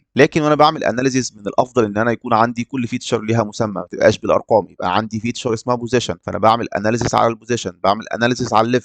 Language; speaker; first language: Arabic; native; Arabic